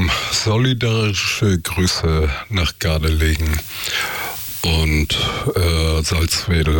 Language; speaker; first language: German; native; German